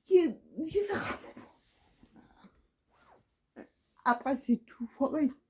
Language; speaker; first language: French; non-native, learner; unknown